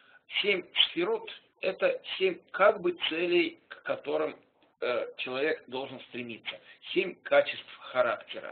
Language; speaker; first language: Russian; native; Russian